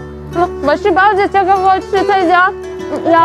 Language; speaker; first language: Chinese; non-native, learner; Ukrainian